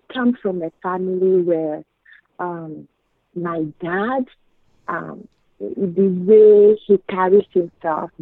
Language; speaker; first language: English; non-native, fluent; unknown